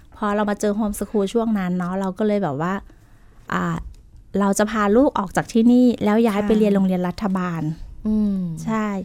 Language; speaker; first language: Thai; native; Thai